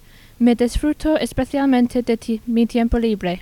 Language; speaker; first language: Spanish; non-native, learner; English